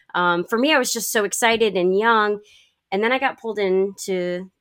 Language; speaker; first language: English; native; English